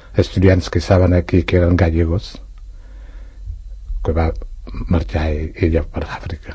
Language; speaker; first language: Catalan; non-native, fluent; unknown